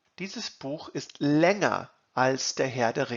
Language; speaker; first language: German; non-native, fluent; English